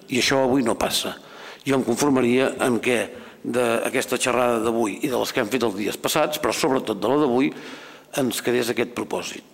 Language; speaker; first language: Catalan; native; Catalan